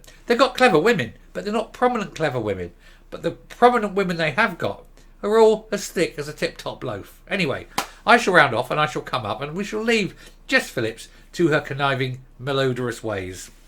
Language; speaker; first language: English; native; English